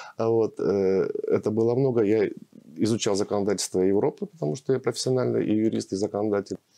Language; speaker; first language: Russian; native; Russian